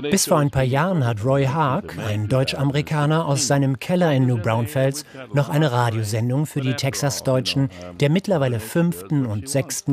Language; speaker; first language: German; native; German